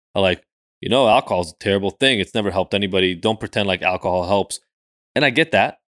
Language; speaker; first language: English; early bilingual, other home language; Hebrew